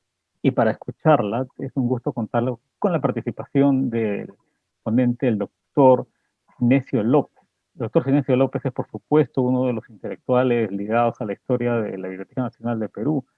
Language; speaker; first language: Spanish; native; Spanish